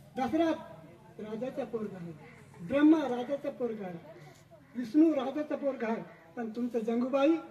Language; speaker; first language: Marathi; non-native, local second language; Gondi